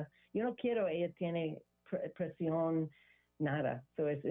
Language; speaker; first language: Spanish; non-native, learner; English